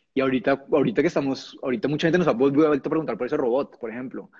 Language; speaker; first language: Spanish; native; Spanish